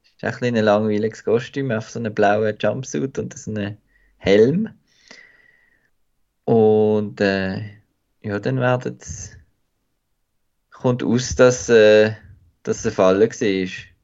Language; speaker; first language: German; native; German